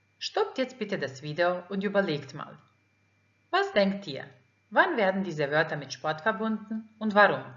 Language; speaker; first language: German; non-native, fluent; Croatian